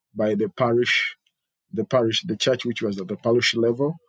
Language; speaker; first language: English; non-native, local second language; Ganda